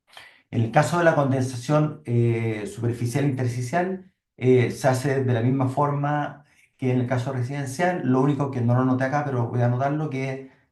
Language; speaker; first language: Spanish; native; Spanish